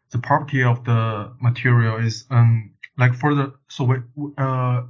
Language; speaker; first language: English; non-native, learner; Chinese